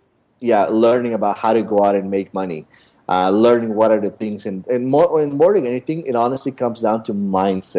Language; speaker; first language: English; native; English